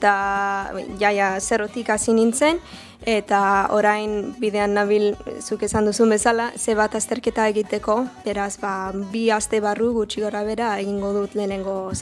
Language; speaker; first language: Basque; non-native, learner; English